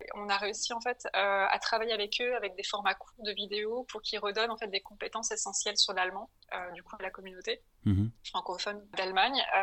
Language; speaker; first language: French; native; French